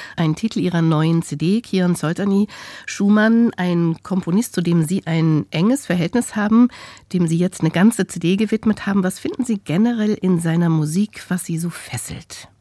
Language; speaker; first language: German; native; German